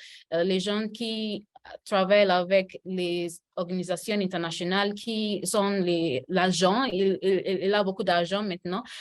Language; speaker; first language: French; non-native, learner; Yoruba